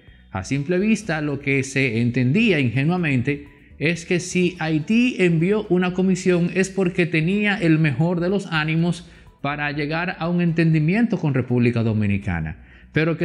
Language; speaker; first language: Spanish; native; Spanish